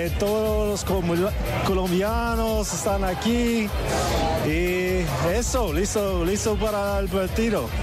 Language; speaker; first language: Spanish; non-native, learner; English